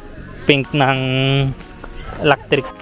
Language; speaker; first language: Filipino; non-native, learner; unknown